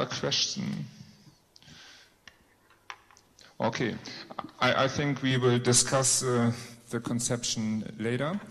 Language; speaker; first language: English; non-native, learner; German